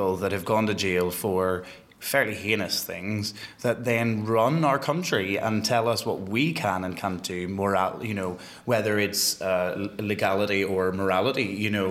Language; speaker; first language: English; native; English